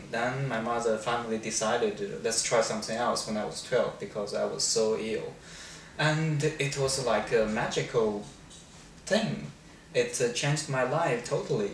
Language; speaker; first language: English; non-native, fluent; Chinese